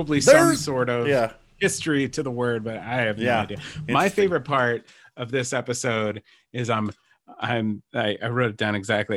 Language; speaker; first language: English; native; English